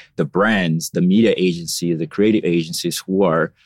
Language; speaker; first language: English; non-native, fluent; Portuguese